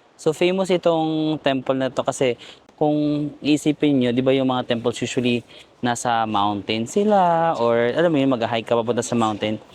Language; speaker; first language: Filipino; non-native, local second language; Cebuano